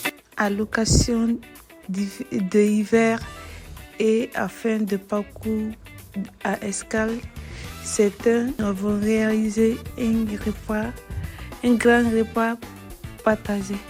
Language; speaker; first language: French; non-native, learner; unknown